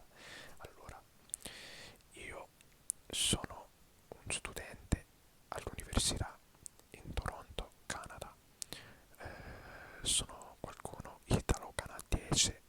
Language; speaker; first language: Italian; early bilingual, heritage; English